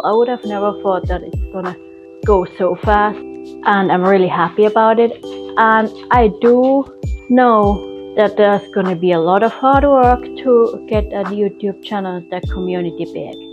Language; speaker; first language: English; non-native, fluent; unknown